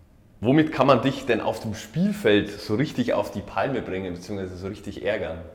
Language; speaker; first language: German; native; German